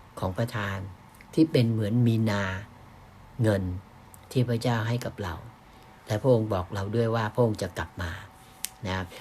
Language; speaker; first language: Thai; native; Thai